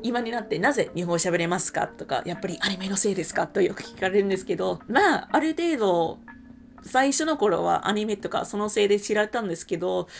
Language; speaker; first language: Japanese; non-native, fluent; English